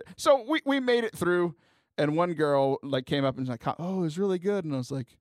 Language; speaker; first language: English; native; English